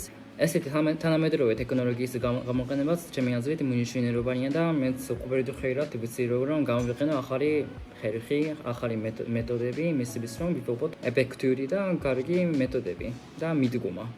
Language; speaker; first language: Georgian; non-native, fluent; Japanese